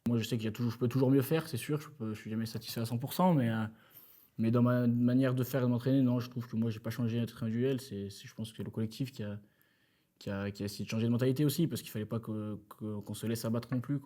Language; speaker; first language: French; native; French